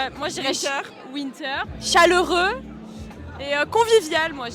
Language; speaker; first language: French; native; French